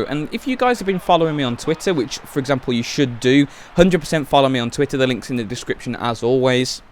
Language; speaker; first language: English; native; English